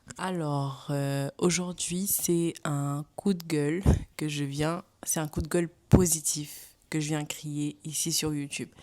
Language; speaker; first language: French; non-native, local second language; Wolof